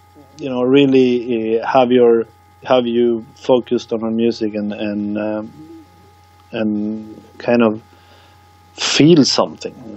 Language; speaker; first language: English; non-native, fluent; Swedish